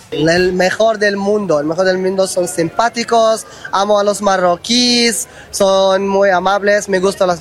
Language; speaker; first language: Spanish; non-native, learner; Arabic